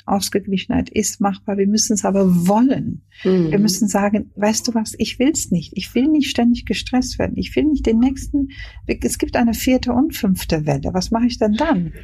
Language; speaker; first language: German; non-native, fluent; Hungarian